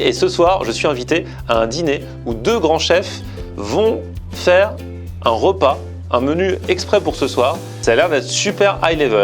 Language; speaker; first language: French; native; French